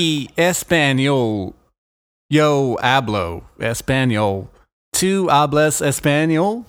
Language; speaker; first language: Spanish; non-native, learner; English